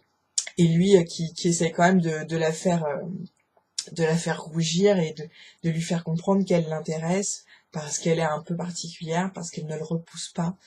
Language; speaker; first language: French; native; French